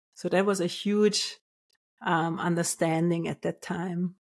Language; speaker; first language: English; non-native, fluent; German